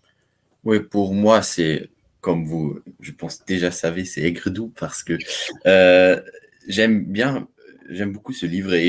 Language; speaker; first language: French; non-native, learner; German